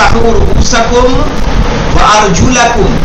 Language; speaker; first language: Arabic; non-native, fluent; Urdu